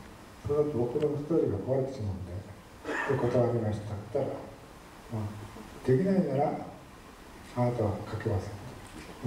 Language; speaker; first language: Japanese; native; Japanese